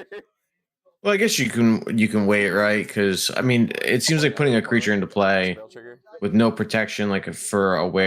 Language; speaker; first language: English; native; English